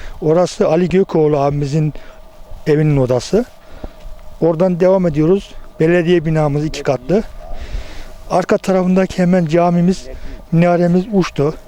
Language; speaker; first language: Turkish; native; Turkish